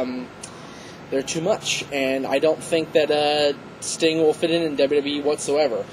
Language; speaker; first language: English; native; English